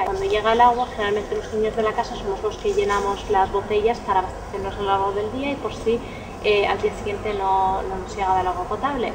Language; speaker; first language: Spanish; early bilingual, other home language; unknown